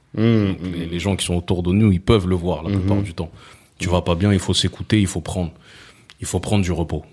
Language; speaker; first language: French; early bilingual, other home language; Lingala